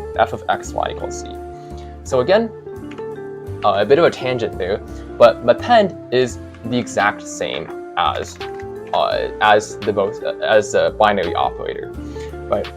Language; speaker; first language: English; native; English